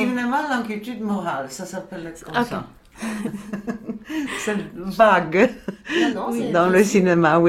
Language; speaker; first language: French; non-native, learner; Polish